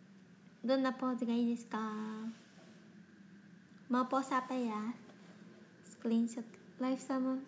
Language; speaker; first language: Indonesian; non-native, fluent; Japanese